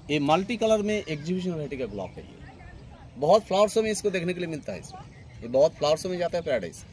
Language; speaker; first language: Hindi; non-native, local second language; Bangla